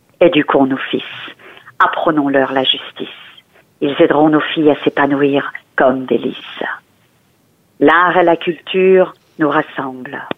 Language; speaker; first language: French; early bilingual, other home language; Persian